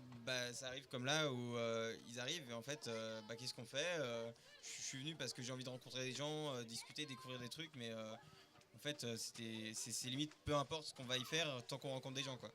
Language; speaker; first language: French; native; French